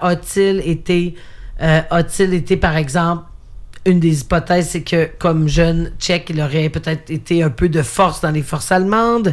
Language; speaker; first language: French; native; French